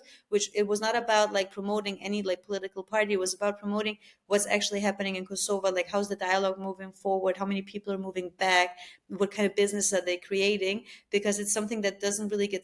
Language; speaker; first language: English; non-native, fluent; Albanian